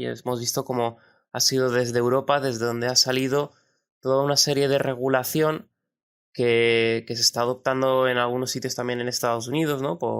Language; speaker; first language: Spanish; native; Spanish